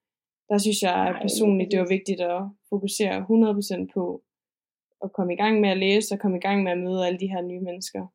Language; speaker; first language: Danish; native; Danish